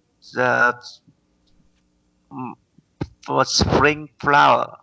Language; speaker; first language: English; non-native, learner; Vietnamese